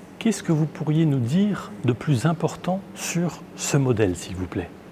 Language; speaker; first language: French; native; French